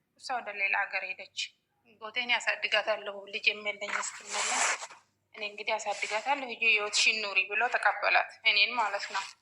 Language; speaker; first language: Amharic; non-native, local second language; Oromo